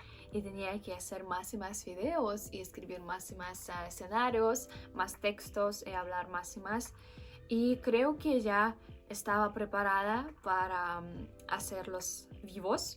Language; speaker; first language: Spanish; non-native, fluent; Russian